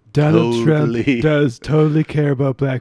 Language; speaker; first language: English; native; English